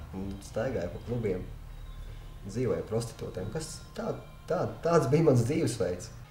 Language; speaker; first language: Latvian; non-native, local second language; Russian